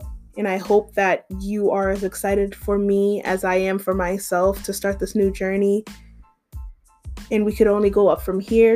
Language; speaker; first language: English; native; English